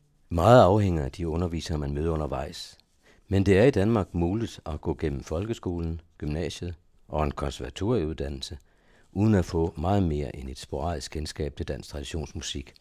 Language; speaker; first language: Danish; native; Danish